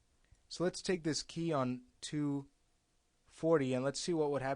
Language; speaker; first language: English; native; English